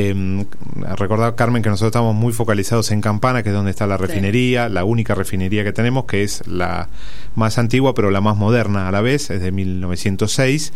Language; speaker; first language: Spanish; native; Spanish